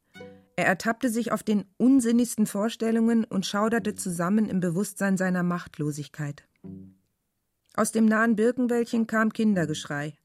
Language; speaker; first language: German; native; German